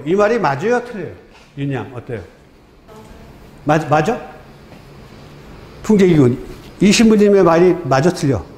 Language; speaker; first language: Korean; native; Korean